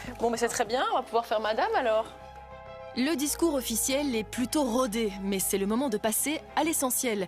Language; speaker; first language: French; native; French